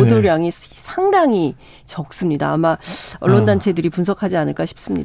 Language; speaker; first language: Korean; native; Korean